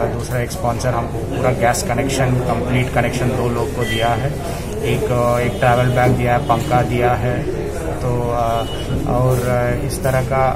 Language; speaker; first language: Hindi; native; Hindi